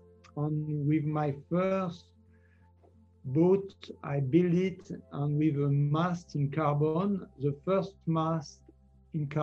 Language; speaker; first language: English; non-native, learner; French